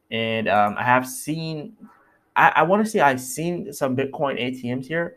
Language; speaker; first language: English; native; English